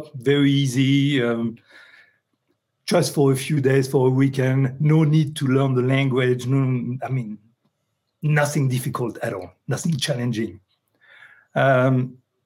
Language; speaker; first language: English; non-native, fluent; French